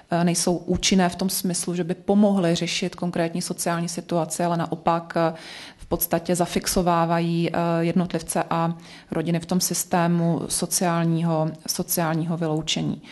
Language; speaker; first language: Czech; native; Czech